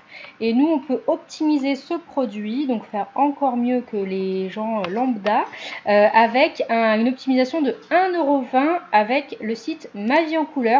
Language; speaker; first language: French; native; French